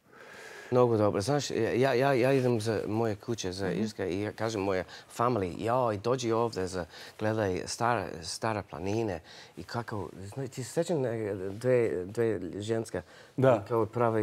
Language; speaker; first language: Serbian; non-native, learner; English